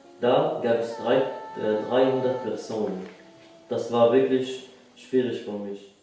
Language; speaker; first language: German; non-native, learner; Arabic